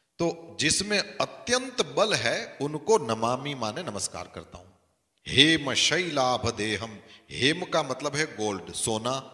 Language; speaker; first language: Hindi; non-native, local second language; Gujarati